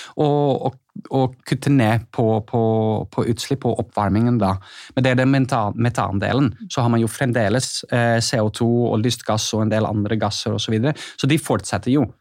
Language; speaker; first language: Norwegian; non-native, fluent; Dutch